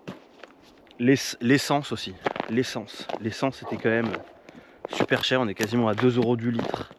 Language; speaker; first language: French; native; French